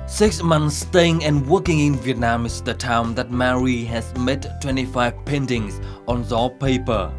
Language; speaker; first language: English; non-native, fluent; Vietnamese